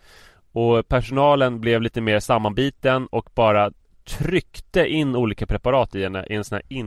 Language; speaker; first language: Swedish; native; Swedish